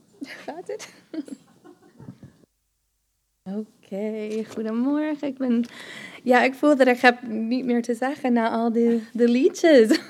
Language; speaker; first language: Dutch; non-native, fluent; English